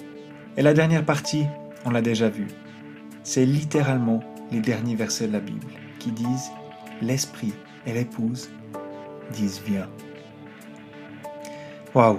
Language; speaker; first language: French; native; French